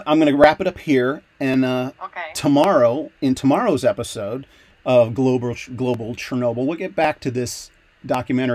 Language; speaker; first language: English; native; English